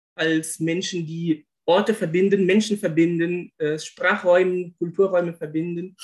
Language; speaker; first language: German; non-native, fluent; Portuguese